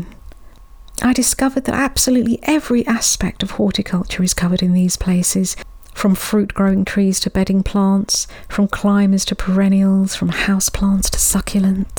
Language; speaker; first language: English; native; English